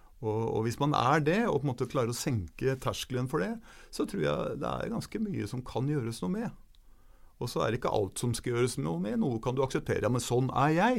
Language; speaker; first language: Norwegian; native; Norwegian